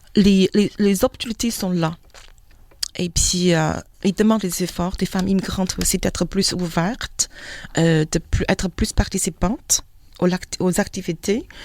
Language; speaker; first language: French; non-native, fluent; Chinese